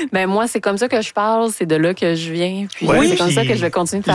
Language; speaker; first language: French; native; French